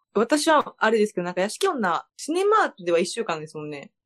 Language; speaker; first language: Japanese; early bilingual, other home language; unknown